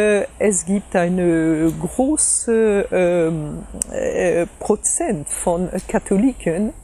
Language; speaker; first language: German; non-native, fluent; French